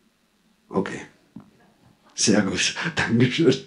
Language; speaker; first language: German; non-native, fluent; French